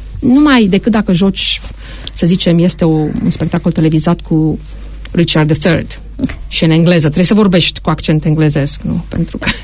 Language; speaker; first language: Romanian; native; Romanian